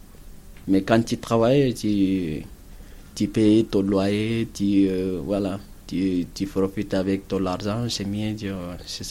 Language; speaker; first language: French; non-native, learner; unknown